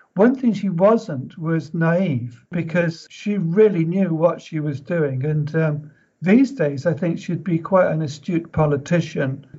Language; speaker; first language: English; native; English